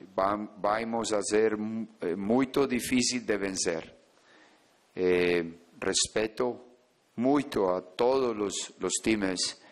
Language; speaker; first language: Portuguese; non-native, learner; Spanish